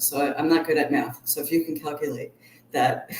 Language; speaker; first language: English; native; English